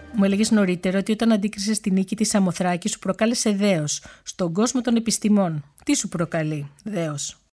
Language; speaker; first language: Greek; native; Greek